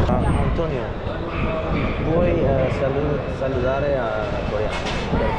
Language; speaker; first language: Italian; non-native, learner; Korean